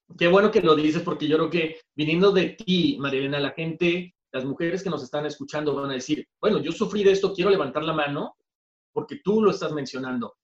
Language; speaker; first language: Spanish; native; Spanish